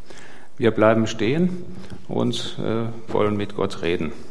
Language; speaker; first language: German; native; German